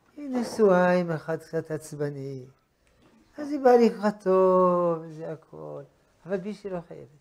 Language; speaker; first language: Hebrew; non-native, fluent; French